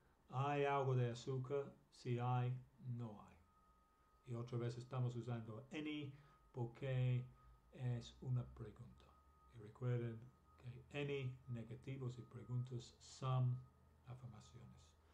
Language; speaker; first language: Spanish; non-native, fluent; English